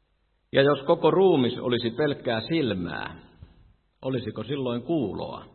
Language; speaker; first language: Finnish; native; Finnish